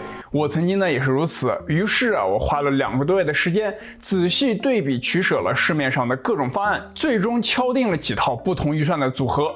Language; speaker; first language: Chinese; native; Chinese